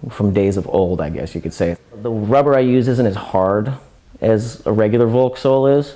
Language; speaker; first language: English; native; English